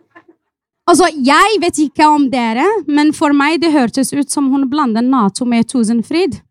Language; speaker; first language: Norwegian; non-native, fluent; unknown